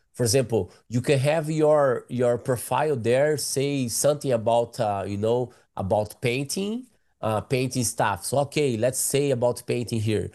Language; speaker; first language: English; non-native, learner; Portuguese